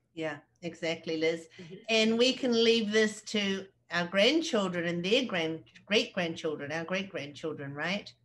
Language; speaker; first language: English; native; English